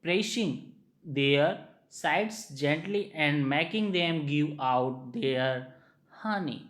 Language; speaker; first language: English; non-native, local second language; Gujarati